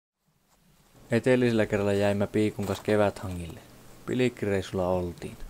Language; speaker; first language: Finnish; native; Finnish